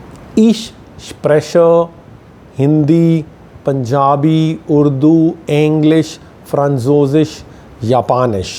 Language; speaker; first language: German; non-native, fluent; Hindi